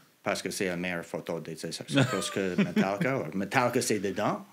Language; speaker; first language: French; non-native, local second language; English